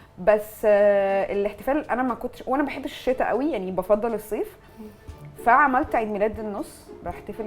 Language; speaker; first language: Arabic; native; Arabic